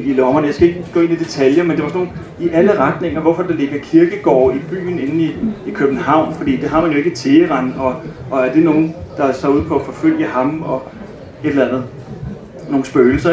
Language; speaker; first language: Danish; native; Danish